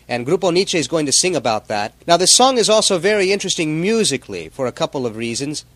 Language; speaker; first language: English; native; English